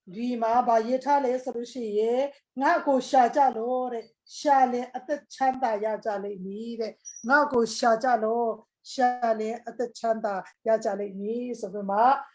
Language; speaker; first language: Burmese; non-native, local second language; Tedim Chin